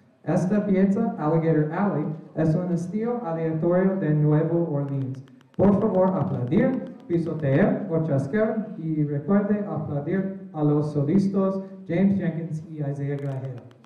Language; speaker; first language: Spanish; non-native, learner; English